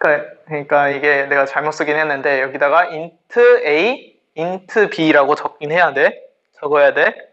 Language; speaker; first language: Korean; native; Korean